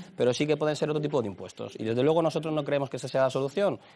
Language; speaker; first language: Spanish; native; Spanish